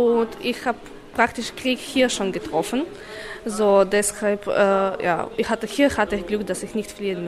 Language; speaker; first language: German; non-native, learner; Ukrainian